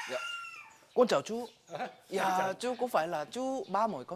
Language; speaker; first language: Vietnamese; non-native, fluent; Korean